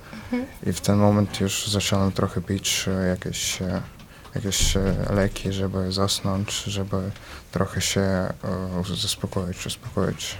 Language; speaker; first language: Polish; early bilingual, other home language; Ukrainian